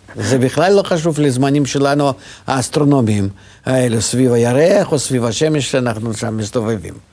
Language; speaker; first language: Hebrew; non-native, fluent; Russian